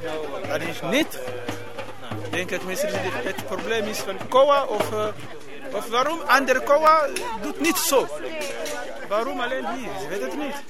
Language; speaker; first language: Dutch; non-native, learner; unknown